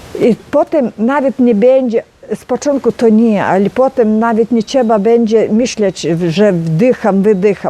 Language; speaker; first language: Polish; non-native, learner; Ukrainian